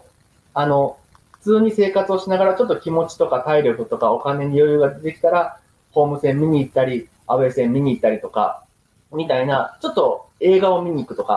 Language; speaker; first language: Japanese; native; Japanese